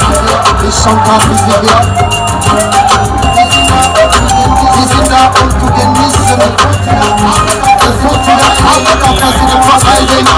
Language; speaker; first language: German; non-native, learner; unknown